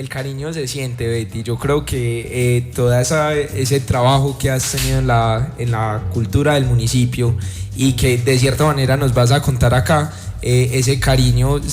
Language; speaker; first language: Spanish; native; Spanish